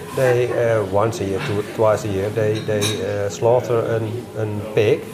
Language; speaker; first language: English; non-native, learner; Dutch